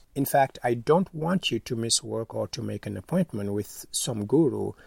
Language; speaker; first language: English; non-native, fluent; Wolof